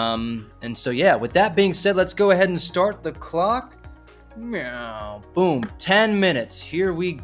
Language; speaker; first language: English; native; English